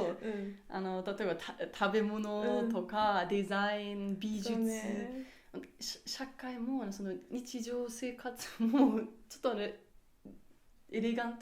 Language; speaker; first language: Japanese; non-native, learner; German